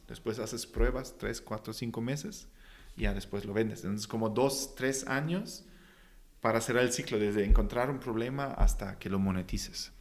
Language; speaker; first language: Spanish; non-native, fluent; German